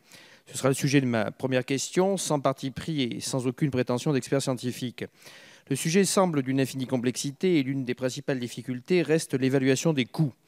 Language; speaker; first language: French; native; French